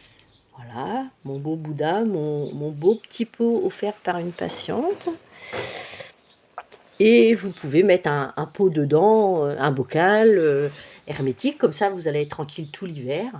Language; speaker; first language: French; native; French